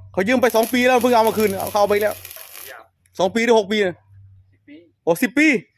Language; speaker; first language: Thai; non-native, local second language; Northeastern Thai